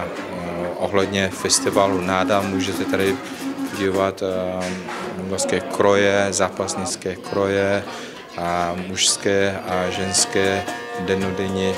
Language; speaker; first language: Czech; non-native, learner; Mongolian